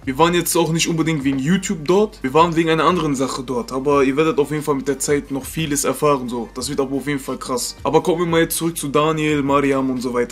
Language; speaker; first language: German; native; German